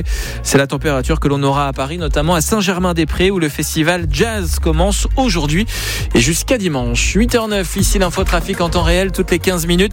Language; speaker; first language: French; native; French